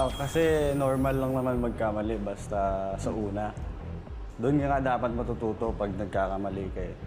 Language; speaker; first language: Filipino; non-native, local second language; Hiligaynon